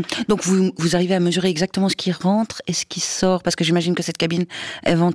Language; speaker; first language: French; native; French